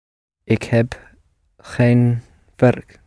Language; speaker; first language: Dutch; non-native, learner; English